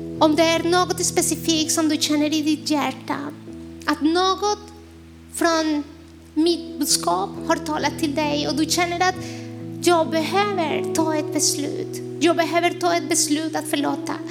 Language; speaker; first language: Swedish; non-native, fluent; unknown